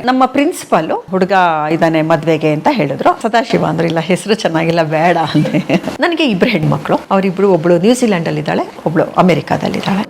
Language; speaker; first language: Kannada; native; Kannada